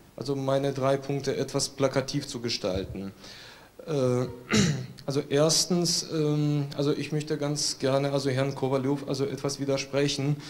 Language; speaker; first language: German; non-native, fluent; Russian